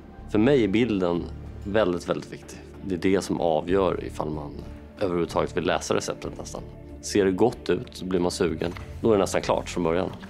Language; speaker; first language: Swedish; native; Swedish